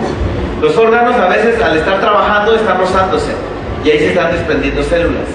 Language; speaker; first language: Spanish; native; Spanish